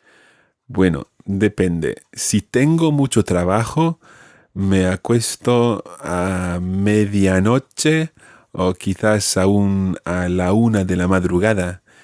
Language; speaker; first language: Spanish; non-native, fluent; English